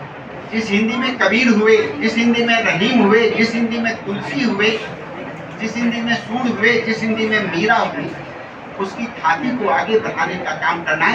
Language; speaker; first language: Hindi; native; Hindi